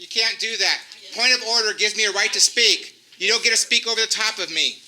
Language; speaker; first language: English; native; English